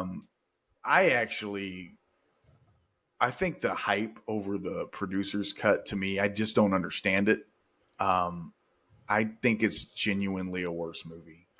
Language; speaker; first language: English; native; English